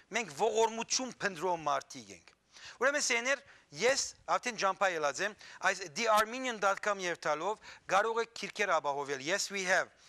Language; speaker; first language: Armenian; native; Armenian